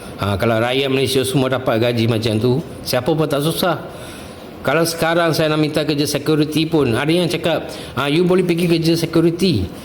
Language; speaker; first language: Malay; non-native, local second language; Tamil